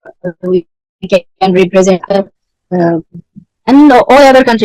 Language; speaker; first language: English; non-native, learner; Bangla